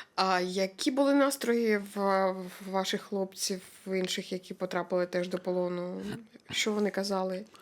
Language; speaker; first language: Ukrainian; native; Ukrainian